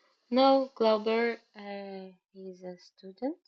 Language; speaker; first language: English; non-native, learner; Portuguese